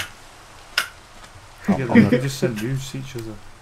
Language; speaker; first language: English; native; English